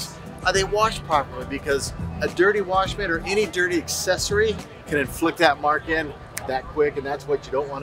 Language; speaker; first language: English; native; English